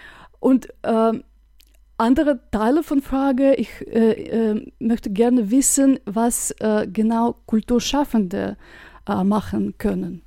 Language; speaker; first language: German; non-native, fluent; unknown